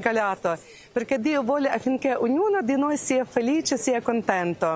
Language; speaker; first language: Italian; non-native, fluent; Ukrainian